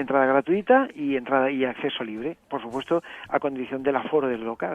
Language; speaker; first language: Spanish; native; Spanish